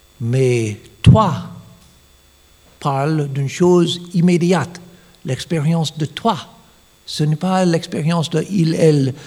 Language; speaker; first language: French; non-native, fluent; English